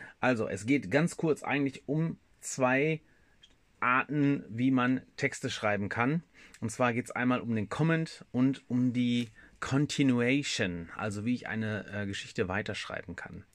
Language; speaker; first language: German; native; German